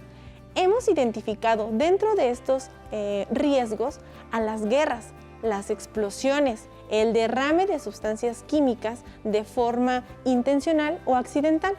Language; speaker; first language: Spanish; native; Spanish